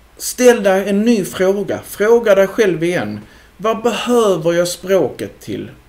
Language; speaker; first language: Swedish; native; Swedish